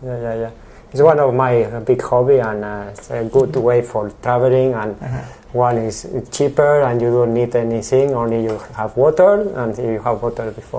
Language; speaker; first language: English; non-native, learner; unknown